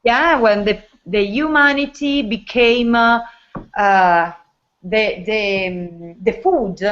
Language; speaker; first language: English; non-native, learner; Italian